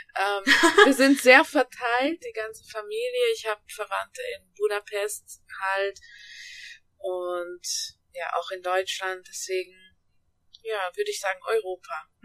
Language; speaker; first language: German; early bilingual, other home language; Hungarian